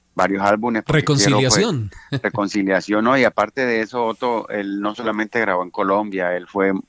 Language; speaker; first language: Spanish; native; Spanish